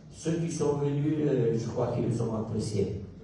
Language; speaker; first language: French; non-native, local second language; Italian